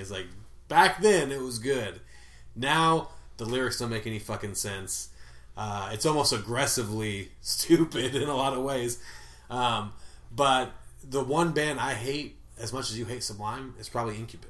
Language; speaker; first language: English; native; English